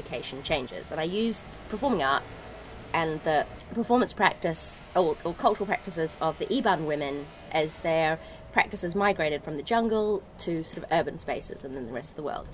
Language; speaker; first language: English; native; English